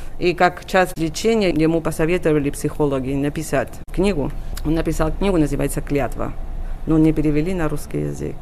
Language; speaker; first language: Russian; non-native, fluent; Catalan